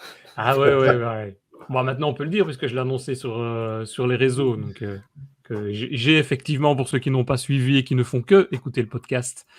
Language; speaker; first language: French; native; French